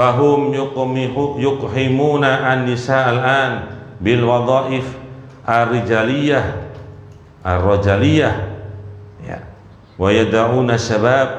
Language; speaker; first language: Arabic; non-native, fluent; Javanese